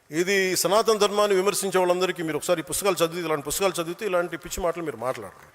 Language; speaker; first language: Telugu; native; Telugu